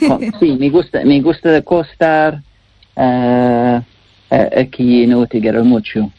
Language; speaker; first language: Spanish; non-native, learner; English